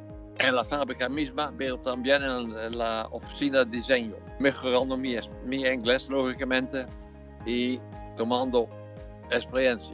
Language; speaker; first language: Spanish; non-native, fluent; Dutch